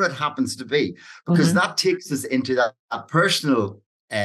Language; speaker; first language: English; native; English